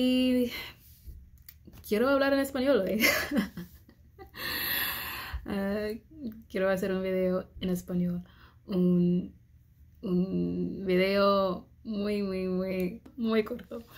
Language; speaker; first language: Spanish; non-native, learner; English